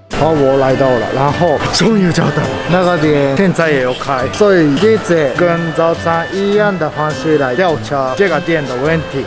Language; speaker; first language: Chinese; non-native, fluent; Japanese